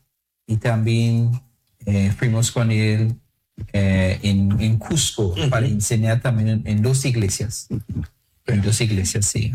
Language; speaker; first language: Spanish; non-native, fluent; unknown